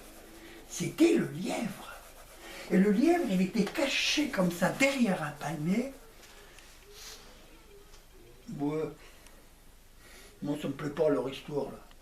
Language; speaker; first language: French; native; French